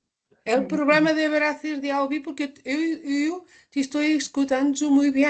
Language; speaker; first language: Portuguese; non-native, learner; Spanish